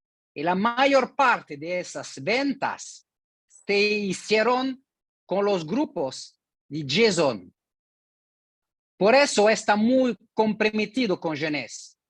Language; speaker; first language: Spanish; non-native, learner; French